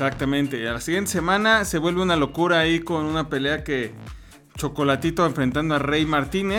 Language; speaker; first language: Spanish; native; Spanish